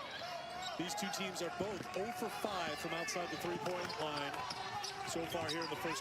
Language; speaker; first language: English; native; English